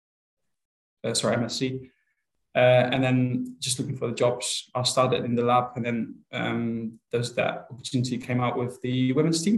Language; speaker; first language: English; non-native, fluent; Polish